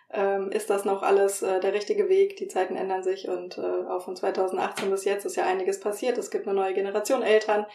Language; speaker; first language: German; native; German